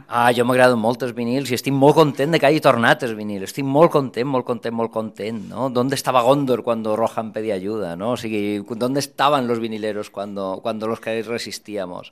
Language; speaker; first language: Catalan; non-native, local second language; Spanish